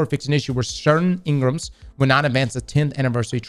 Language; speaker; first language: English; native; English